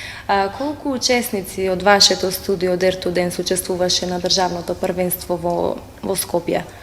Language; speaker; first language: Macedonian; native; Macedonian